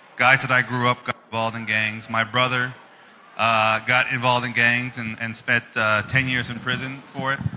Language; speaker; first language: English; native; English